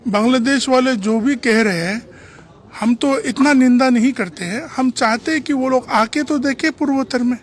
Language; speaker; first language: Hindi; non-native, local second language; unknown